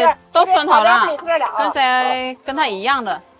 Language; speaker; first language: Chinese; non-native, fluent; Indonesian